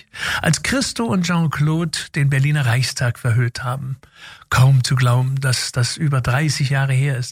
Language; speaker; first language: German; native; German